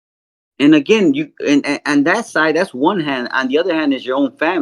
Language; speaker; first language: English; native; English